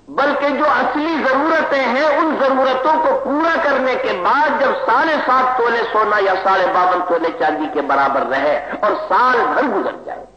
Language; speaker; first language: Urdu; native; Urdu